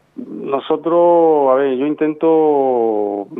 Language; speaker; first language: Spanish; native; Spanish